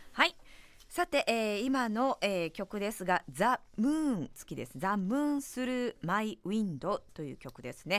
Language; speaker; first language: Japanese; native; Japanese